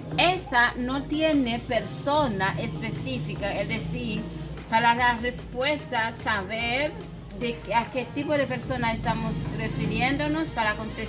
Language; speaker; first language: Spanish; non-native, fluent; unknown